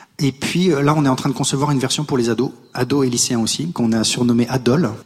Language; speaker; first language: French; native; French